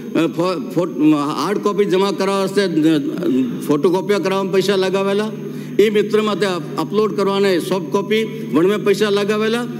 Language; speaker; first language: Hindi; native; Hindi